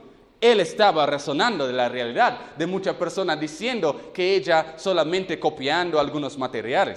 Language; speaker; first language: Spanish; non-native, fluent; English